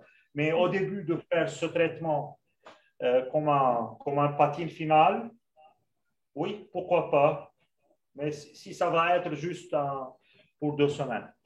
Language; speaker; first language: French; non-native, local second language; Arabic